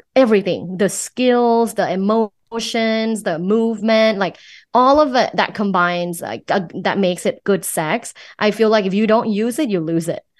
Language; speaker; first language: English; non-native, fluent; Thai